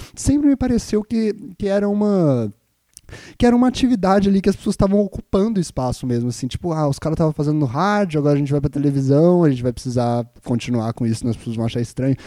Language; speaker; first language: Portuguese; native; Portuguese